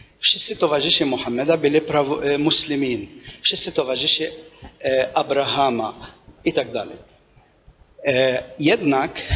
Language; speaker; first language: Polish; non-native, fluent; Arabic